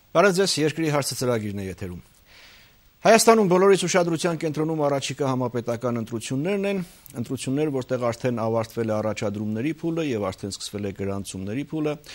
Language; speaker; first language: Armenian; native; Armenian